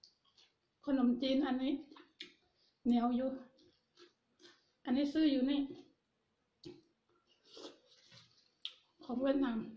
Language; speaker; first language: Thai; non-native, local second language; Northeastern Thai